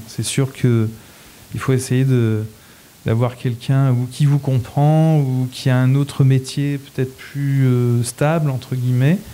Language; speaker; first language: French; native; French